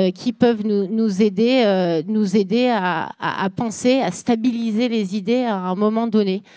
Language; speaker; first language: French; native; French